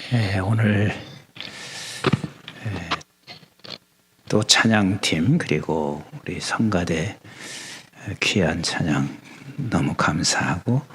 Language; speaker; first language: Korean; native; Korean